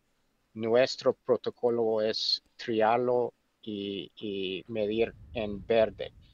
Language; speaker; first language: Spanish; non-native, fluent; English